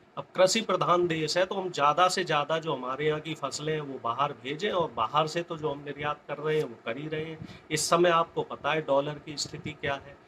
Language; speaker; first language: Hindi; native; Hindi